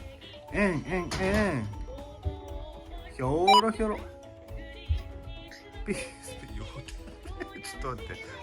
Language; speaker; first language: Japanese; native; Japanese